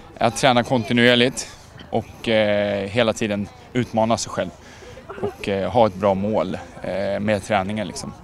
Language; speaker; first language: Swedish; early bilingual, other home language; Czech